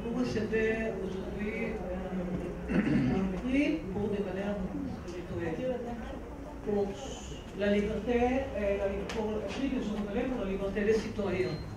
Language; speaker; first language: French; non-native, fluent; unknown